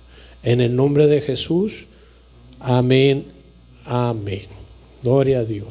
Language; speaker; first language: Spanish; native; Spanish